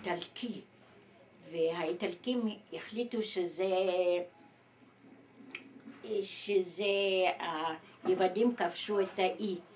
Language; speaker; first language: Hebrew; early bilingual, other home language; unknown